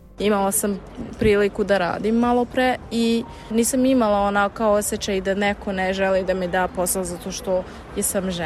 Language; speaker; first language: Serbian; non-native, learner; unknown